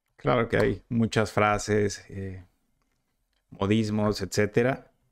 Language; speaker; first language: Spanish; native; Spanish